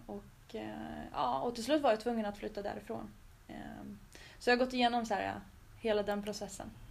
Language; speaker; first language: Swedish; early bilingual, other home language; Azerbaijani